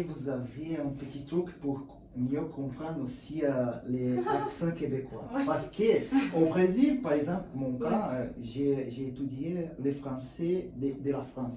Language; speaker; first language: French; non-native, learner; Portuguese